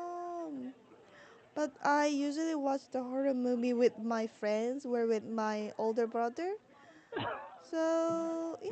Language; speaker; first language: English; non-native, learner; Korean